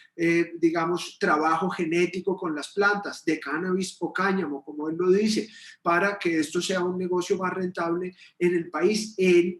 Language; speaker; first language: Spanish; native; Spanish